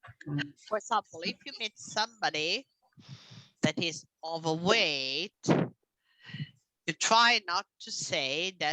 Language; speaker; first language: English; non-native, learner; Italian